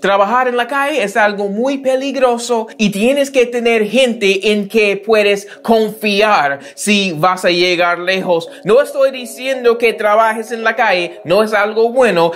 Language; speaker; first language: Spanish; non-native, fluent; English